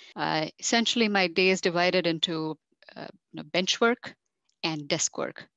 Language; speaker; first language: English; non-native, local second language; Marathi